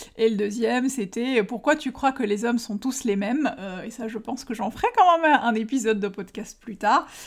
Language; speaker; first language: French; native; French